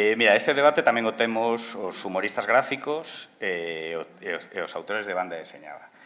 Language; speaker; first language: Galician; non-native, local second language; Spanish